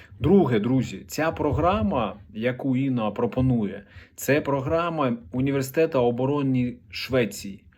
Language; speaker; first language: Ukrainian; non-native, local second language; Russian